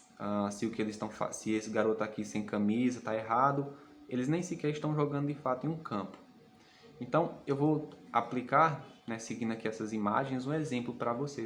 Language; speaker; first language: Portuguese; native; Portuguese